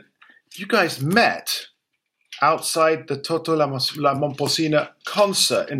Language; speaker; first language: English; native; English